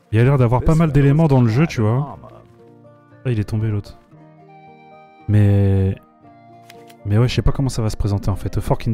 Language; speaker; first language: French; native; French